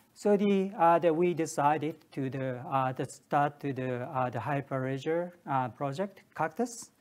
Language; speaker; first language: English; non-native, learner; Japanese